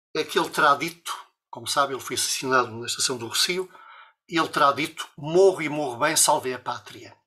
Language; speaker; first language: Portuguese; native; Portuguese